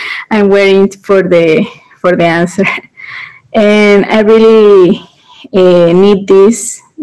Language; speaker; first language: English; non-native, learner; Spanish